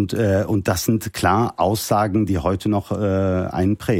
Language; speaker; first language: German; early bilingual, other home language; Turkish